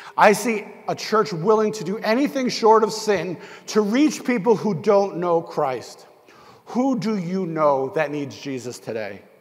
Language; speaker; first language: English; native; English